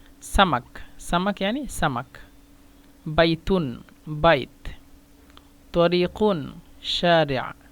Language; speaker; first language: Arabic; non-native, fluent; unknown